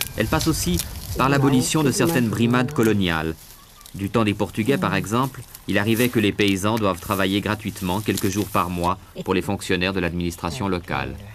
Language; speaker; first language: French; native; French